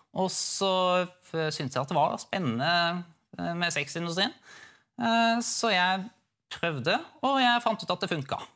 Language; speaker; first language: Norwegian; native; Norwegian